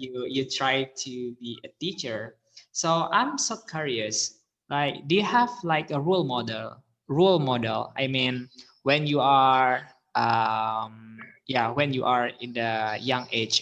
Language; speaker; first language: English; non-native, learner; Indonesian